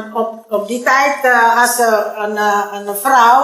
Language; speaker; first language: Dutch; non-native, learner; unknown